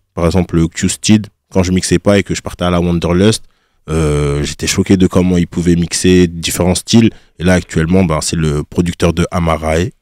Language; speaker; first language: French; early bilingual, other home language; Lingala